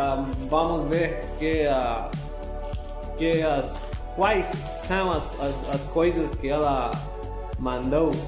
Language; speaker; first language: Portuguese; non-native, learner; Spanish